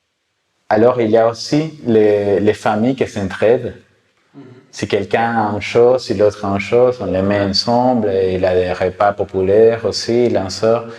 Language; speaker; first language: French; non-native, fluent; Spanish